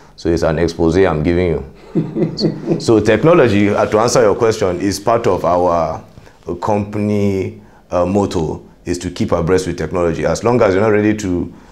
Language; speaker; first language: English; non-native, local second language; Hausa